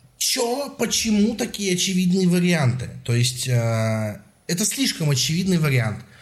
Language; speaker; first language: Russian; native; Russian